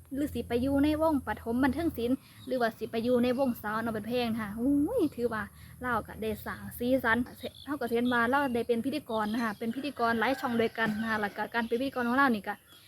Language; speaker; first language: Thai; native; Thai